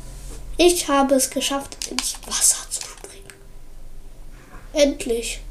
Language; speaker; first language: German; native; German